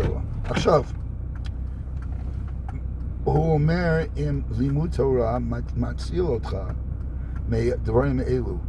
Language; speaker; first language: Hebrew; non-native, fluent; English